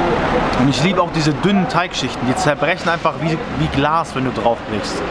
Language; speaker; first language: German; native; German